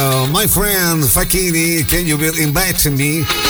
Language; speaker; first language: English; non-native, learner; Spanish